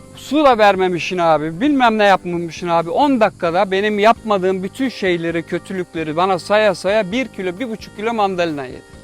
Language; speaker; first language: Turkish; native; Turkish